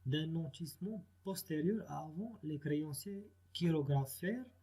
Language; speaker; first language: French; non-native, local second language; Arabic